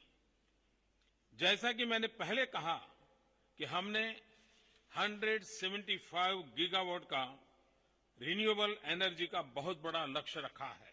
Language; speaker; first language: Hindi; non-native, local second language; Gujarati